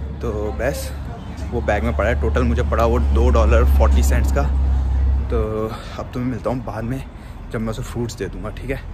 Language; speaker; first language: Hindi; native; Hindi